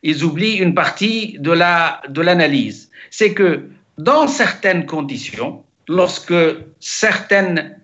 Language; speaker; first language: French; non-native, local second language; Arabic